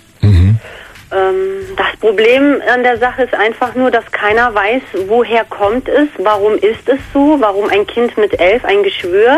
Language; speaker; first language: German; native; German